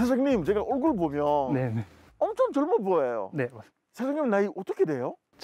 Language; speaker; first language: Korean; non-native, fluent; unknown